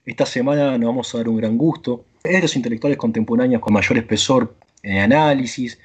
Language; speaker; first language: Spanish; native; Spanish